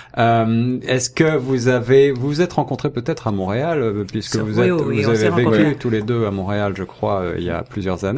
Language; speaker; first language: French; native; French